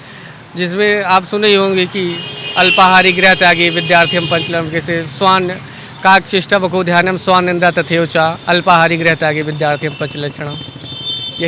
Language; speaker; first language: Hindi; native; Hindi